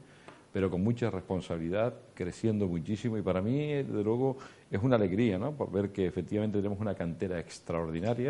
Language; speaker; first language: Spanish; native; Spanish